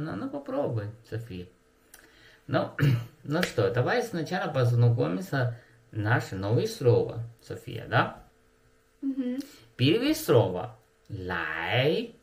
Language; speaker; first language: Russian; non-native, learner; Chinese